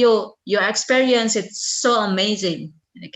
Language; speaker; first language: English; non-native, fluent; Indonesian